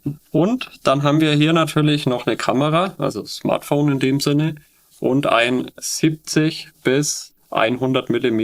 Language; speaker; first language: German; native; German